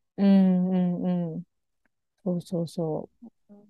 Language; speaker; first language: Japanese; native; Japanese